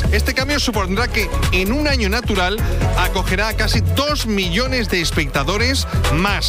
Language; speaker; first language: Spanish; native; Spanish